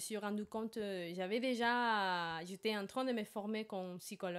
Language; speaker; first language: French; non-native, fluent; Spanish